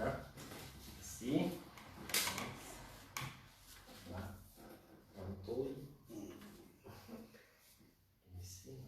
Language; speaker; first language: French; non-native, learner; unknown